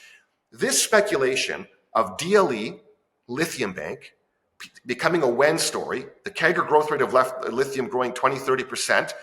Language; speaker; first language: English; native; English